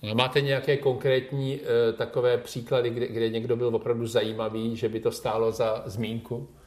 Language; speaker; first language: Czech; native; Czech